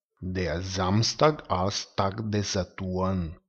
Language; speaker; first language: German; non-native, fluent; Italian